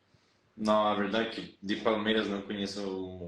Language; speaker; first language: Portuguese; non-native, fluent; Spanish